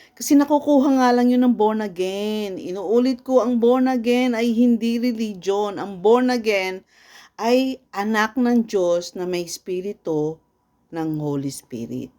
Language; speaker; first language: Filipino; native; Filipino